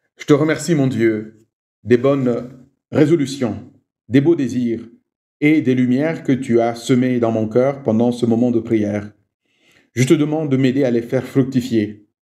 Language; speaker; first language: French; non-native, local second language; Swahili